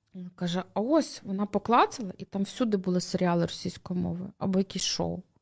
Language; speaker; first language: Ukrainian; native; Ukrainian